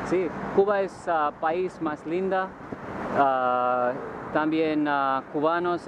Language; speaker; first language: Spanish; non-native, learner; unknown